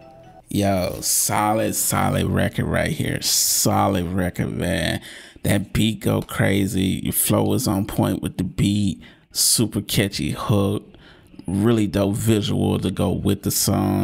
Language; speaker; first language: English; native; English